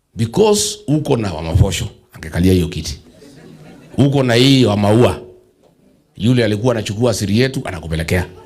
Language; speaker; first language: Swahili; non-native, local second language; Kikuyu